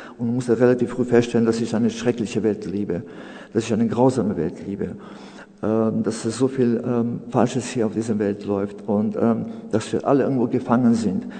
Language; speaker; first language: German; non-native, fluent; Serbian